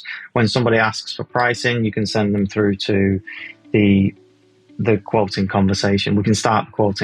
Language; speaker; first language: English; native; English